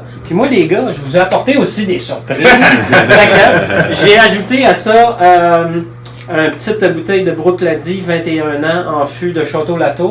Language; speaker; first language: French; native; French